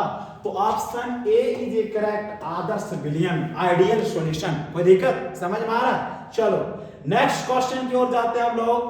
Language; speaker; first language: Hindi; native; Hindi